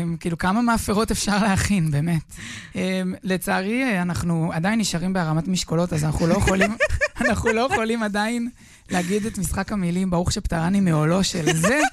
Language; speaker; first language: Hebrew; native; Hebrew